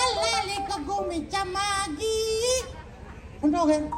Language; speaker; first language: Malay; non-native, local second language; Balinese